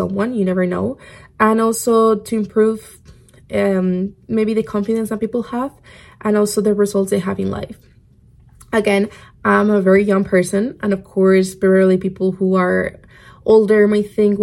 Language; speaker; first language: English; non-native, fluent; Spanish